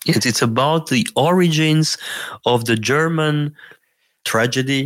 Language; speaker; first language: English; non-native, fluent; Romanian